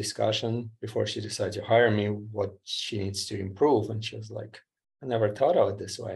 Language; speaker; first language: English; non-native, fluent; Ukrainian